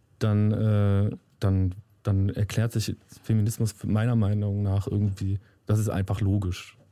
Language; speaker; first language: German; native; German